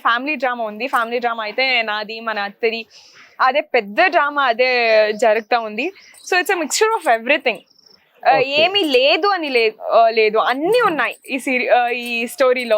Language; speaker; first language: Telugu; non-native, local second language; Kannada